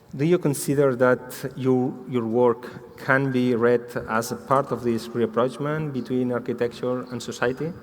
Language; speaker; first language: English; non-native, fluent; Catalan